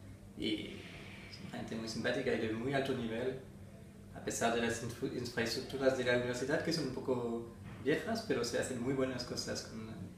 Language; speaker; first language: Spanish; non-native, fluent; French